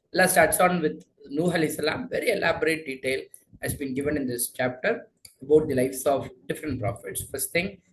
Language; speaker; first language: English; non-native, local second language; Tamil